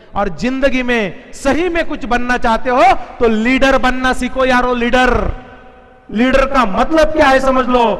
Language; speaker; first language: Hindi; non-native, local second language; Marathi